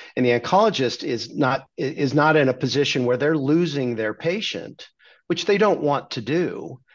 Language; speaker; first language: English; native; English